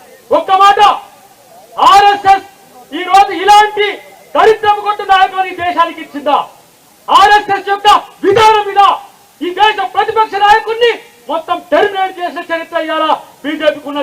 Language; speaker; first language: Telugu; native; Telugu